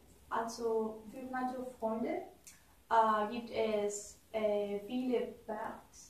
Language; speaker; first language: German; non-native, learner; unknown